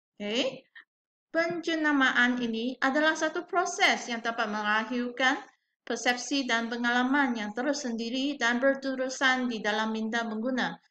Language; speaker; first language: Malay; non-native, local second language; Chinese